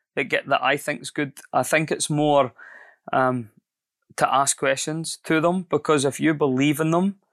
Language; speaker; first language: English; native; English